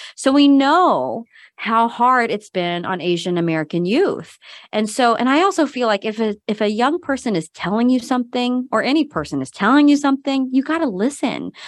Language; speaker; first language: English; native; English